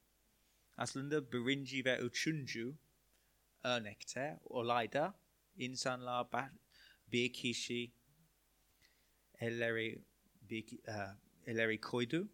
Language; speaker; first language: Turkish; non-native, fluent; English